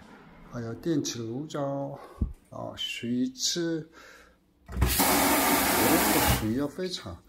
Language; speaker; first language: Chinese; non-native, learner; Korean